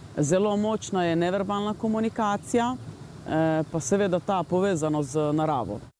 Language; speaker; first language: Slovenian; non-native, local second language; Romany